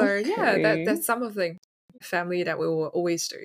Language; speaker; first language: English; non-native, local second language; Chinese